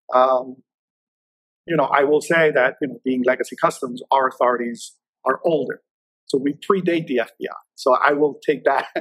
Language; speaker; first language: English; native; English